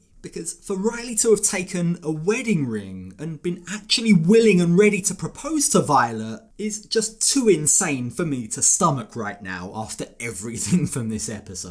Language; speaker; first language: English; native; English